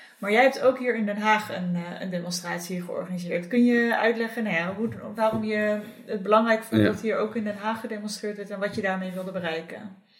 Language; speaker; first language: Dutch; native; Dutch